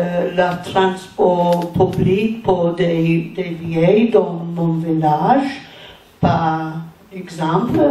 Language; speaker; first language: French; non-native, learner; English